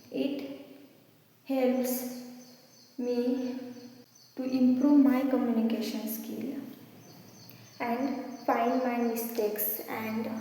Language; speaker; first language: English; non-native, learner; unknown